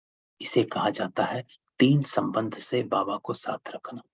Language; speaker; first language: Hindi; native; Hindi